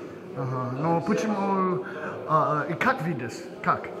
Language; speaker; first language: Russian; non-native, learner; English